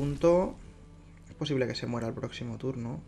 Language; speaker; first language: Spanish; native; Spanish